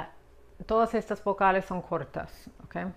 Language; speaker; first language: Spanish; non-native, fluent; English